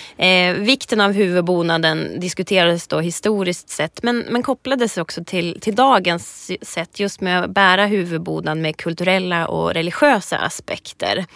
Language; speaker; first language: Swedish; native; Swedish